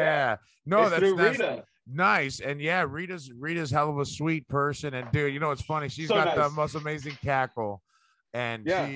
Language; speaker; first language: English; early bilingual, other home language; Spanish